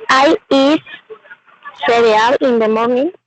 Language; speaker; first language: English; non-native, learner; Spanish